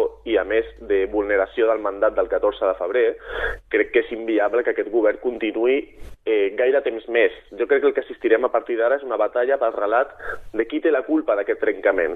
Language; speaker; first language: Catalan; native; Catalan